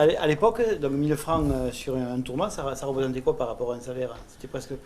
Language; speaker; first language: French; native; French